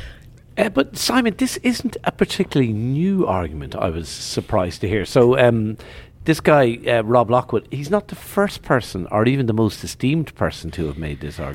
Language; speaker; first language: English; native; English